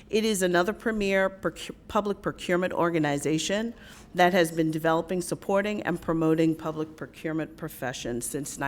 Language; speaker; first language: English; native; English